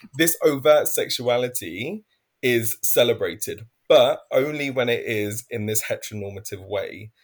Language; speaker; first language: English; native; English